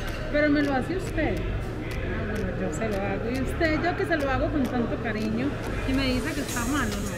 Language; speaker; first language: Spanish; native; Spanish